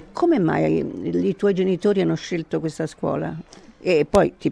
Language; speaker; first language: Italian; native; Italian